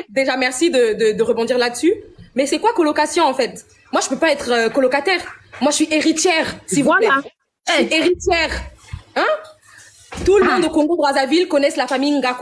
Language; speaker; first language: French; non-native, local second language; Lingala